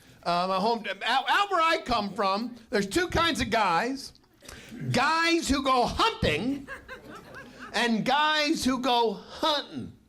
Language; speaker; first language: English; native; English